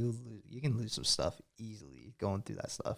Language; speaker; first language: English; native; English